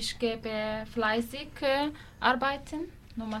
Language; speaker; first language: German; non-native, learner; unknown